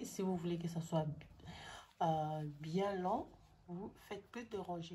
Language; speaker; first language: French; non-native, local second language; Arabic